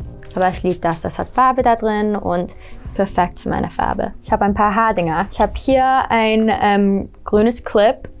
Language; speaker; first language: German; early bilingual, heritage; English